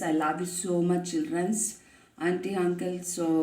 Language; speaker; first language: English; non-native, local second language; Kannada